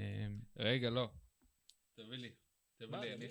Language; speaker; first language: Hebrew; native; Hebrew